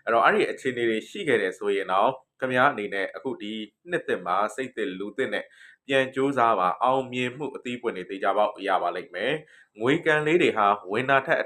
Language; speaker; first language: Burmese; native; Burmese